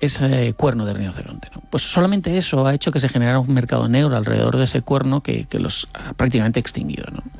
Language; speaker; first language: Spanish; native; Spanish